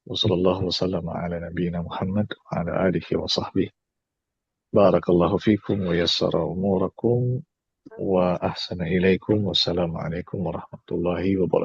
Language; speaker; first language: Arabic; non-native, fluent; Indonesian